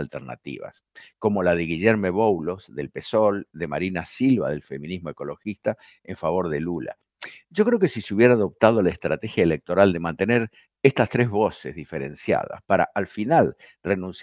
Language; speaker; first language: Spanish; native; Spanish